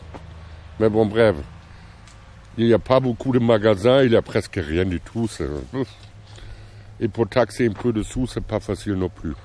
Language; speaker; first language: French; non-native, fluent; German